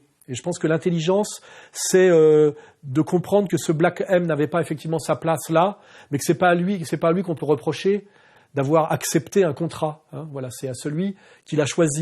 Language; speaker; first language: French; native; French